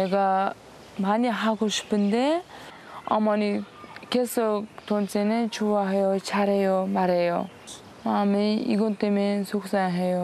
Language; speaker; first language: Korean; non-native, learner; Uzbek